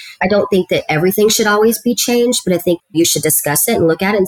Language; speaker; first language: English; early bilingual, other home language; Spanish